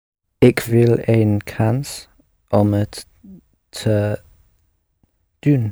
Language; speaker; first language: Dutch; non-native, learner; English